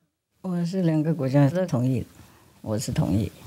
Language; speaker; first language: Chinese; non-native, fluent; Vietnamese